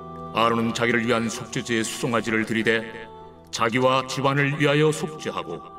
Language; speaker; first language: Korean; native; Korean